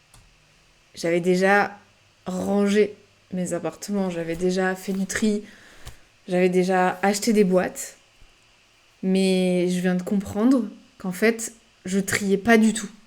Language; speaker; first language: French; native; French